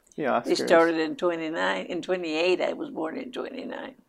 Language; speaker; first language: English; early bilingual, other home language; Spanish